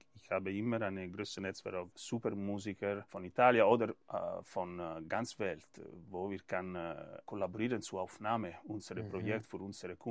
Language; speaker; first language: German; non-native, learner; Italian